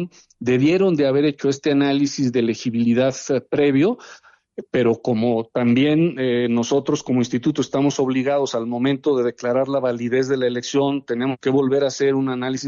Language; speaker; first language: Spanish; native; Spanish